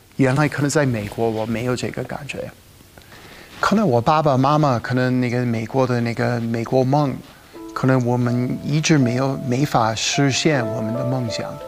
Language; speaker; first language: Chinese; non-native, fluent; English